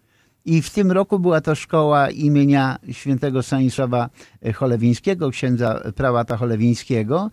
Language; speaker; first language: Polish; native; Polish